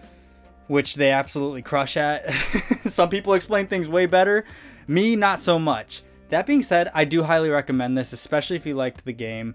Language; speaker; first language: English; native; English